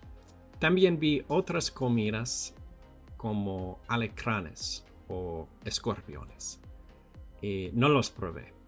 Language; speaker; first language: Spanish; non-native, learner; English